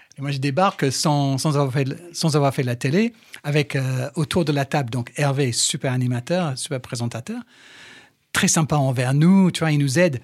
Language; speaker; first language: French; non-native, fluent; English